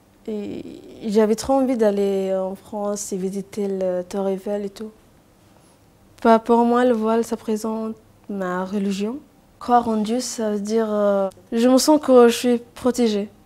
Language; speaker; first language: French; non-native, learner; Arabic